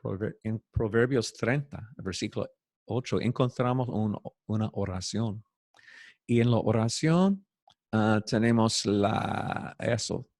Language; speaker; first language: Spanish; non-native, fluent; English